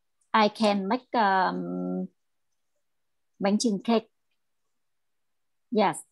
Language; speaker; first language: English; non-native, learner; Vietnamese